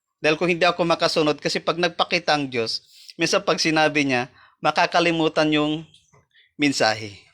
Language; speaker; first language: Filipino; native; Filipino